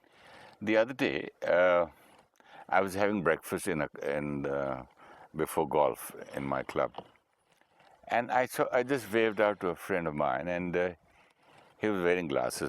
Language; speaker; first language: English; non-native, local second language; Hindi